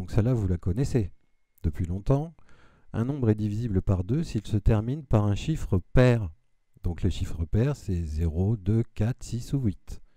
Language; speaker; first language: French; native; French